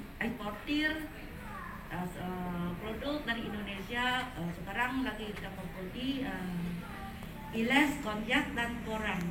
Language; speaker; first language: Indonesian; non-native, fluent; Vietnamese